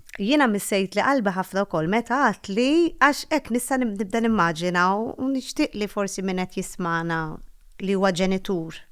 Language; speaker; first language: Maltese; native; Maltese